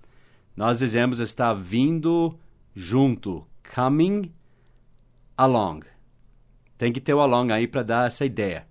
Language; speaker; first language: Portuguese; non-native, fluent; English